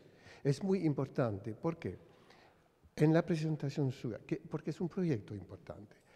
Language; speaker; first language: Spanish; non-native, fluent; French